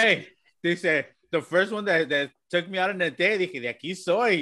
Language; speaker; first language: English; early bilingual, other home language; Spanish